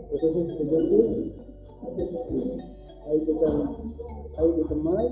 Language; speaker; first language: English; non-native, learner; Indonesian